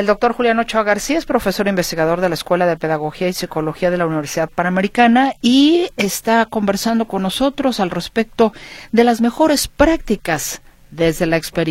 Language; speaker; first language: Spanish; native; Spanish